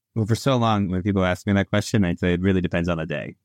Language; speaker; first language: English; early bilingual, other home language; Italian